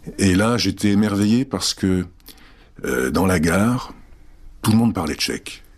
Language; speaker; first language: French; early bilingual, other home language; Czech